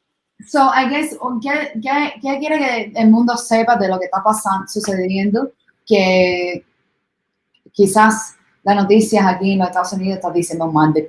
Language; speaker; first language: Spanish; early bilingual, other home language; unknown